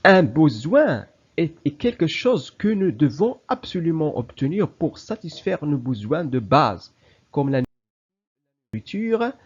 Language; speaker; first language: French; non-native, local second language; Arabic